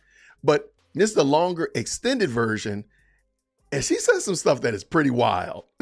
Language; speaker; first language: English; native; English